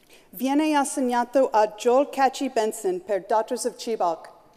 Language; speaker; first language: Italian; non-native, learner; English